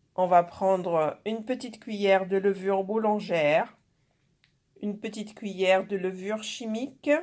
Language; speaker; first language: French; non-native, local second language; Arabic